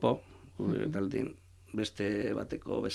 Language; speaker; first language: Basque; non-native, learner; Spanish